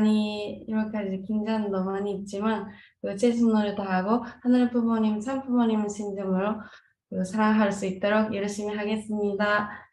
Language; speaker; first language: Korean; non-native, learner; Japanese